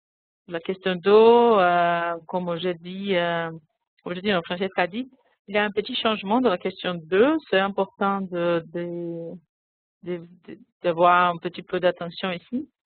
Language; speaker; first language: French; non-native, fluent; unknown